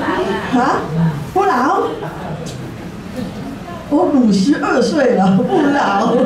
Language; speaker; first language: Chinese; non-native, local second language; Cantonese